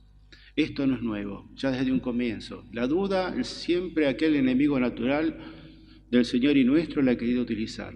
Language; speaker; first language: Spanish; native; Spanish